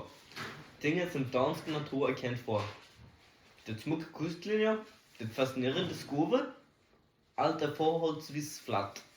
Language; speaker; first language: Danish; non-native, learner; Icelandic